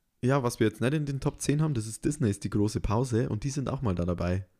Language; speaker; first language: German; native; German